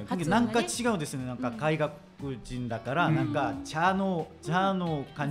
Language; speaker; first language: Japanese; non-native, learner; Korean